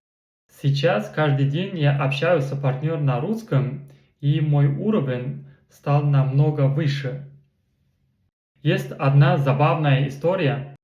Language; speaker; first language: Russian; non-native, learner; Kazakh